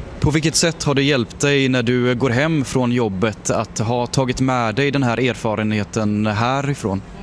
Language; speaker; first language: Swedish; native; Swedish